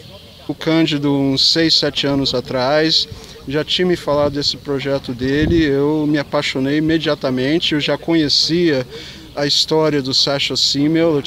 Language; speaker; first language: Portuguese; non-native, fluent; English